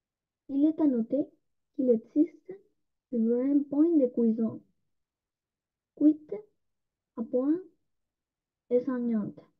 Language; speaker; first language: French; non-native, learner; Spanish